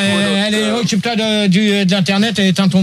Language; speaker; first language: French; native; French